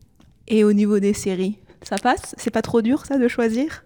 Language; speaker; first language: French; native; French